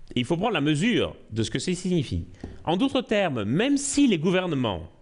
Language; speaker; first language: French; native; French